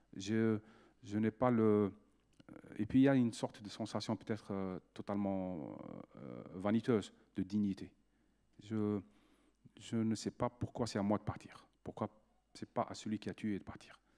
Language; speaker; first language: French; non-native, local second language; Arabic